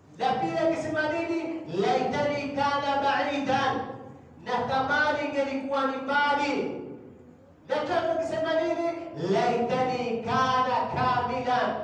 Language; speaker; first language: Swahili; native; Swahili